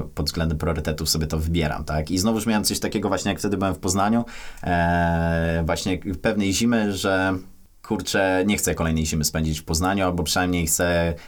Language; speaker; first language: Polish; native; Polish